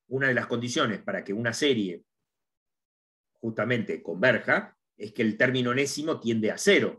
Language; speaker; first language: Spanish; native; Spanish